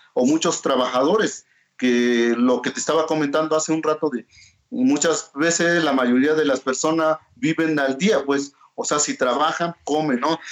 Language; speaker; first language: Spanish; non-native, local second language; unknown